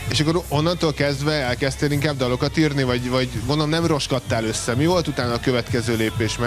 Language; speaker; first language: Hungarian; native; Hungarian